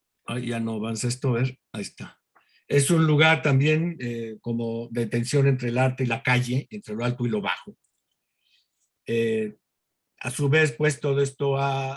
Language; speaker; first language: Spanish; native; Spanish